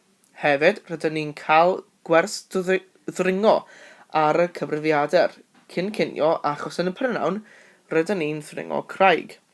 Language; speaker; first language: Welsh; non-native, local second language; English